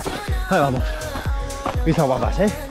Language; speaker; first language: Spanish; native; Spanish